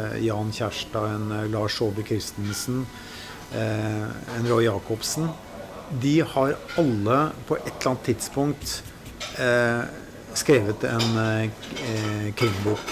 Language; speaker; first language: Norwegian; native; Norwegian